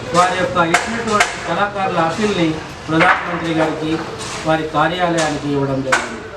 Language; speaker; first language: Telugu; native; Telugu